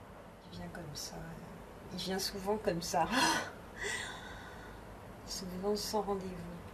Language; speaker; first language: French; native; French